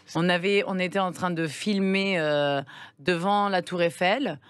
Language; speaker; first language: French; native; French